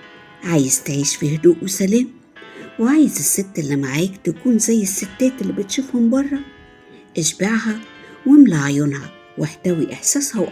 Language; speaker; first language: Arabic; native; Arabic